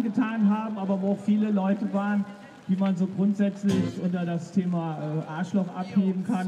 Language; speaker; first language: German; native; German